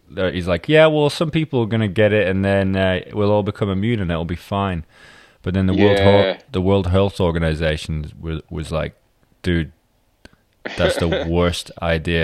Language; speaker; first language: English; native; English